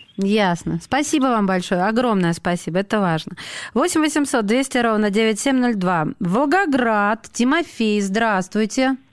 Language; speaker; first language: Russian; native; Russian